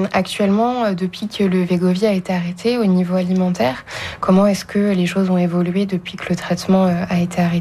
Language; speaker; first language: French; native; French